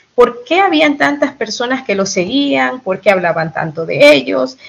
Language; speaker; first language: Spanish; early bilingual, heritage; Spanish